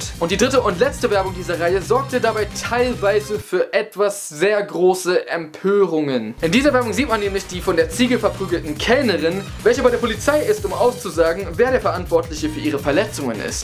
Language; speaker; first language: German; native; German